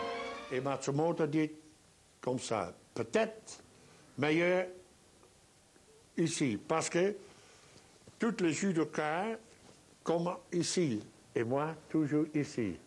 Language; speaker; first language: French; non-native, learner; Japanese